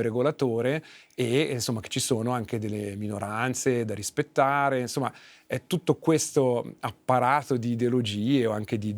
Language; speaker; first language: Italian; native; Italian